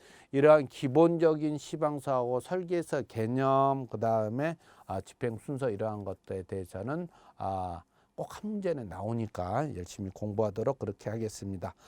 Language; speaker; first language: Korean; native; Korean